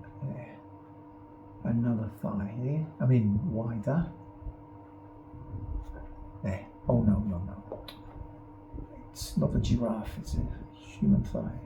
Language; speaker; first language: English; non-native, fluent; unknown